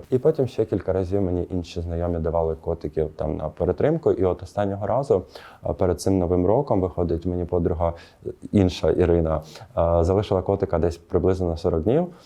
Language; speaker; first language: Ukrainian; native; Ukrainian